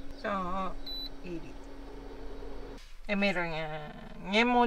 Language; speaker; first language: Polish; non-native, learner; Japanese